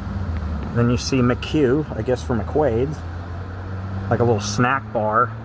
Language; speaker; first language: English; native; English